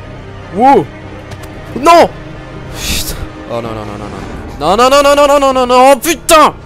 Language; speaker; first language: French; native; French